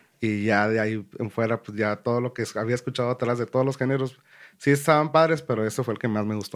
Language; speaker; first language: Spanish; native; Spanish